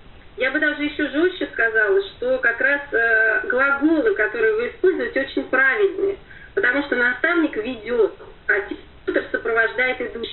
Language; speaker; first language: Russian; native; Russian